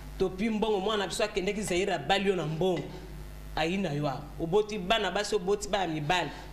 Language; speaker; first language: Lingala; non-native, local second language; Luba-Lulua